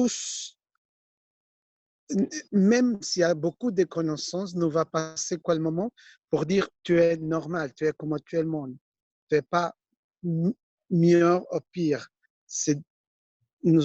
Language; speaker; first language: French; non-native, fluent; Spanish